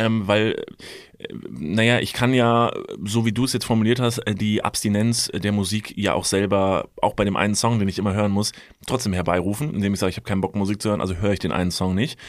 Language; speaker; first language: German; native; German